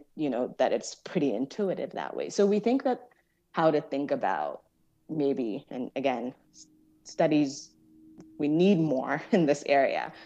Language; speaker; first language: English; non-native, local second language; Yoruba